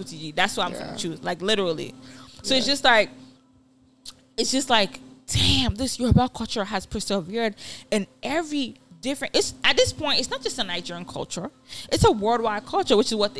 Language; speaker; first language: English; non-native, local second language; Yoruba